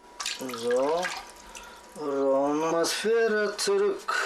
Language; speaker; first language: German; non-native, learner; Russian